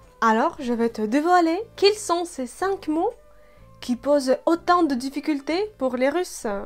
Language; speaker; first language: French; non-native, fluent; Russian